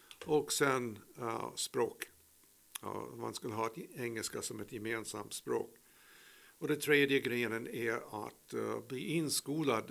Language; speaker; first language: Swedish; non-native, fluent; English